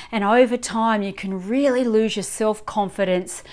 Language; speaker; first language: English; native; English